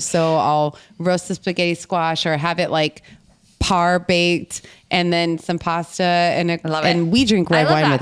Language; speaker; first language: English; native; English